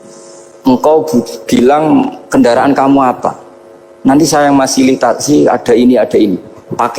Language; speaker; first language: Indonesian; non-native, local second language; Javanese